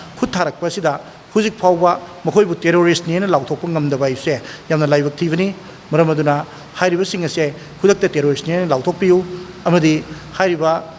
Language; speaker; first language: Manipuri; native; Manipuri